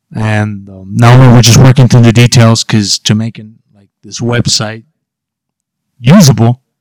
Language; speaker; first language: English; early bilingual, other home language; Spanish